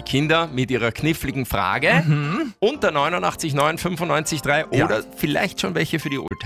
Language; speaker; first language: German; native; German